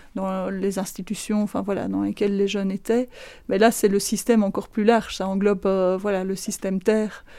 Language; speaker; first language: French; native; French